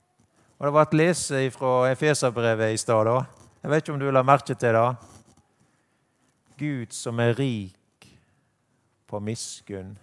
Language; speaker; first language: Norwegian; native; Norwegian